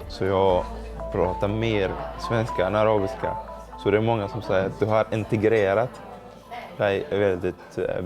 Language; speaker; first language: Swedish; non-native, fluent; Arabic